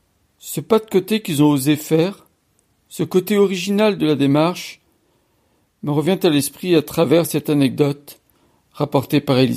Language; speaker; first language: French; native; French